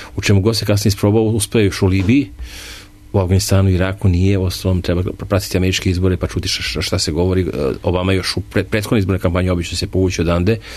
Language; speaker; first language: Serbian; native; Serbian